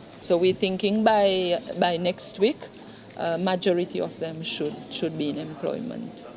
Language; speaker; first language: English; non-native, local second language; Seselwa Creole French